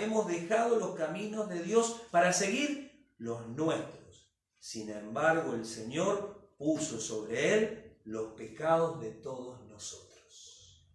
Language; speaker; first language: Spanish; native; Spanish